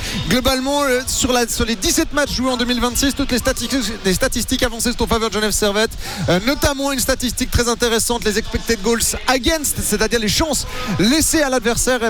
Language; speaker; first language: French; native; French